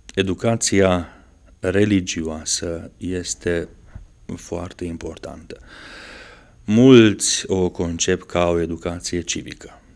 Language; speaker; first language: Romanian; non-native, local second language; Hungarian